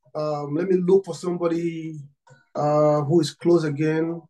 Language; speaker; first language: English; non-native, local second language; Yoruba